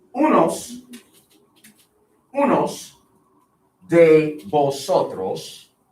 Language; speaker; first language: Spanish; non-native, fluent; English